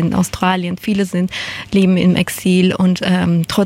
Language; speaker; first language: German; non-native, fluent; Persian